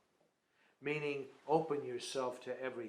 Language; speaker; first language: English; native; English